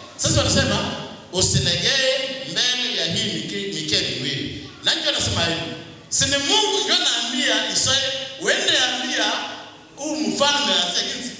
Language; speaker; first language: Swahili; non-native, local second language; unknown